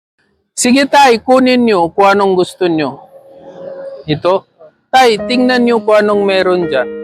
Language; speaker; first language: Filipino; non-native, fluent; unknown